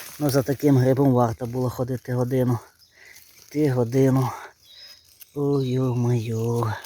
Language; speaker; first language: Ukrainian; native; Ukrainian